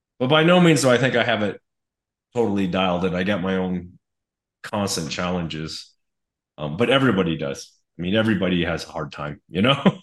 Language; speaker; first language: English; native; English